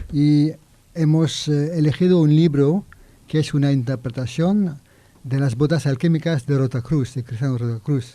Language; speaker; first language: Spanish; non-native, learner; French